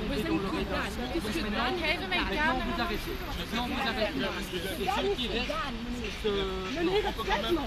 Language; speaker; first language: Dutch; non-native, learner; French